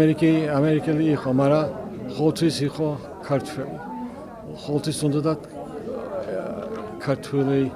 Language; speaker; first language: Georgian; early bilingual, heritage; Georgian